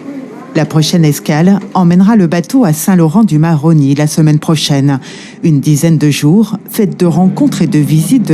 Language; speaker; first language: French; native; French